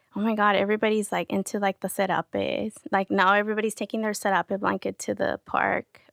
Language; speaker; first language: English; early bilingual, other home language; Spanish